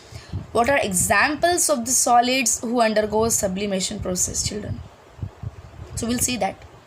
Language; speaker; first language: English; non-native, local second language; Hindi